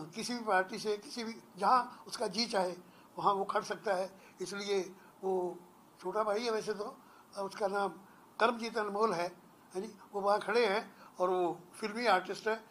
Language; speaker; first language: Hindi; non-native, local second language; Punjabi